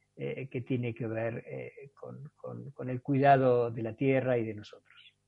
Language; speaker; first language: Spanish; native; Spanish